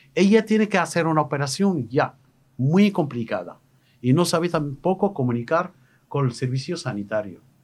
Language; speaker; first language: Spanish; non-native, fluent; Arabic